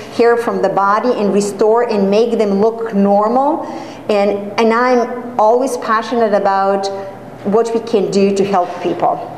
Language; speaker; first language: English; non-native, fluent; Serbian